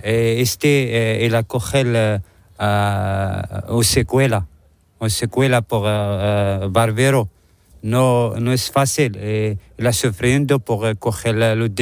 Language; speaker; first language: Spanish; non-native, learner; Arabic